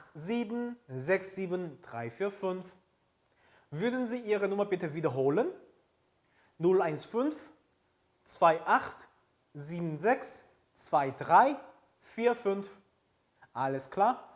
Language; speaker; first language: German; non-native, fluent; Korean